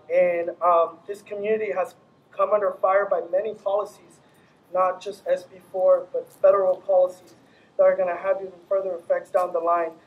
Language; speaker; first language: English; early bilingual, other home language; Spanish